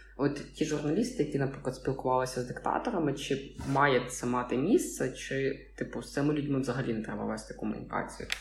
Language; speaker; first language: Ukrainian; native; Ukrainian